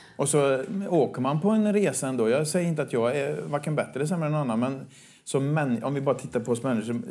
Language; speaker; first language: Swedish; native; Swedish